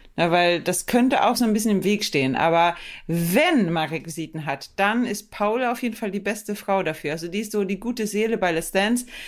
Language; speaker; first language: German; non-native, fluent; Swedish